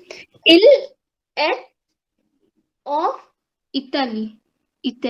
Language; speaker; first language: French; non-native, learner; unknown